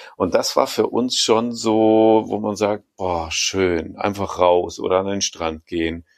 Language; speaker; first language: German; native; German